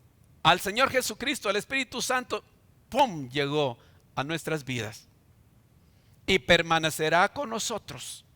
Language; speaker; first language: Spanish; native; Spanish